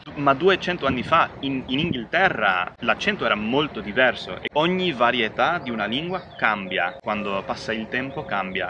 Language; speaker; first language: Italian; non-native, fluent; English